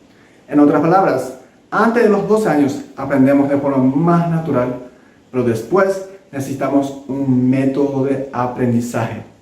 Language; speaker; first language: Spanish; non-native, local second language; Japanese